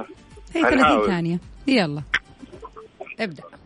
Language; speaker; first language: Arabic; native; Arabic